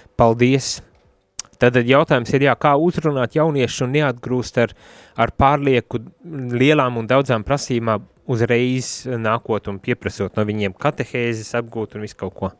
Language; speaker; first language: Latvian; native; Latvian